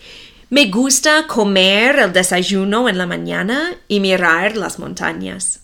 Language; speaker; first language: Spanish; non-native, fluent; English